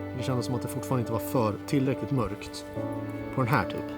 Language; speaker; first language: Swedish; native; Swedish